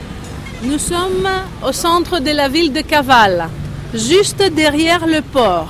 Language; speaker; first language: French; non-native, fluent; Greek